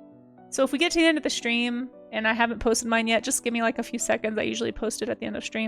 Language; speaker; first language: English; native; English